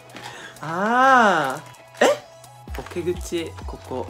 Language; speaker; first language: Japanese; non-native, learner; English